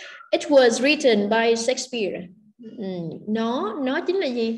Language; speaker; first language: English; non-native, fluent; Vietnamese